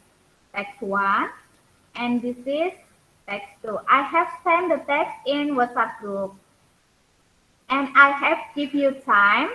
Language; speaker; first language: English; non-native, learner; Indonesian